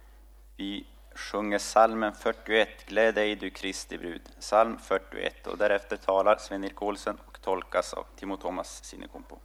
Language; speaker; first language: Swedish; native; Swedish